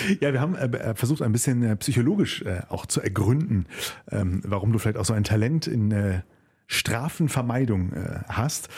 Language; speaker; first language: German; native; German